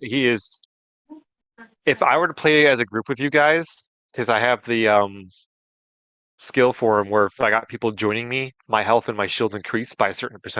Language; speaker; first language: English; native; English